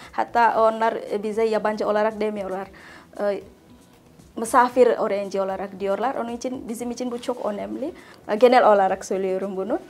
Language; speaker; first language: Turkish; non-native, learner; Indonesian